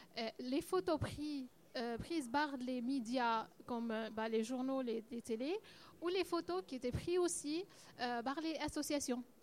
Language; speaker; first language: French; non-native, learner; Arabic